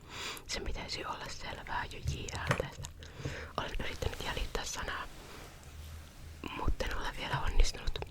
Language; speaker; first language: Finnish; native; Finnish